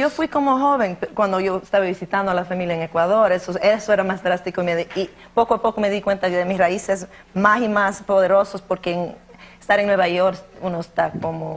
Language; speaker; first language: Spanish; early bilingual, heritage; Spanish